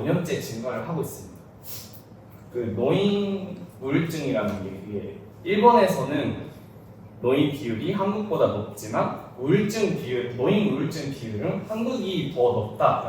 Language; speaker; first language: Korean; non-native, fluent; Japanese